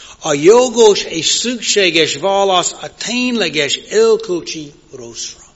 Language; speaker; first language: Hungarian; non-native, fluent; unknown